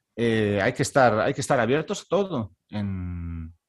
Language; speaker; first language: Spanish; native; Spanish